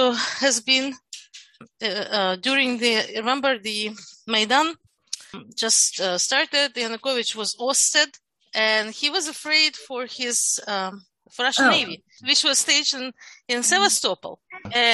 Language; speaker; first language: English; non-native, fluent; Russian